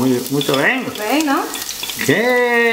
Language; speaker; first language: Portuguese; non-native, learner; Spanish